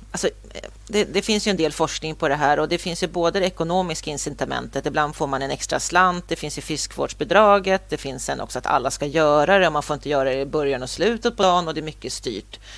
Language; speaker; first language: Swedish; native; Swedish